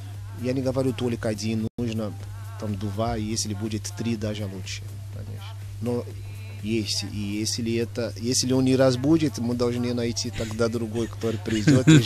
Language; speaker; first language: Russian; non-native, fluent; Portuguese